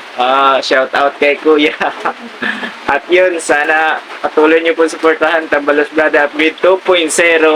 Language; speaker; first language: Filipino; non-native, local second language; Surigaonon